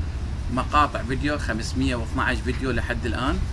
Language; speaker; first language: Arabic; native; Arabic